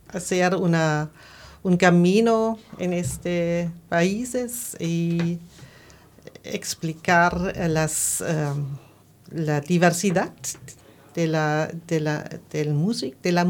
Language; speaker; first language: Spanish; non-native, fluent; German